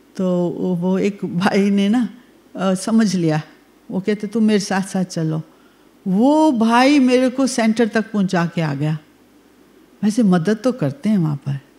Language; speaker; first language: Hindi; native; Hindi